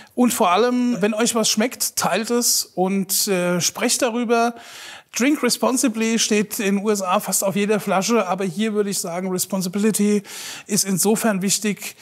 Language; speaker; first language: German; native; German